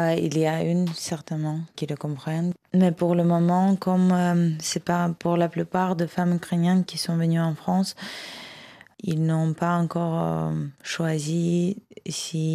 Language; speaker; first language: French; non-native, fluent; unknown